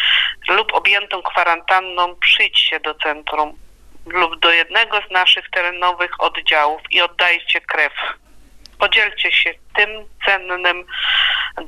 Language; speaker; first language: Polish; native; Polish